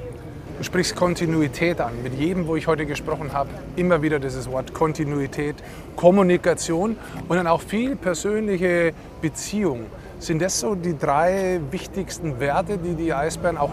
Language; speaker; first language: German; native; German